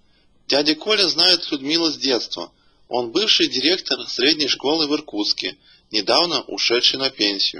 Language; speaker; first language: Russian; native; Russian